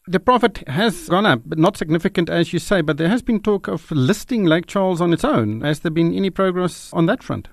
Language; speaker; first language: English; non-native, local second language; Afrikaans